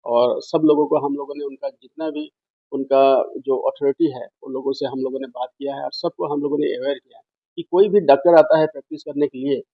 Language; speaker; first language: Hindi; non-native, local second language; Assamese